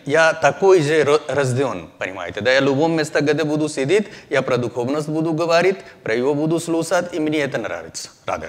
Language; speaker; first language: Russian; non-native, learner; Hindi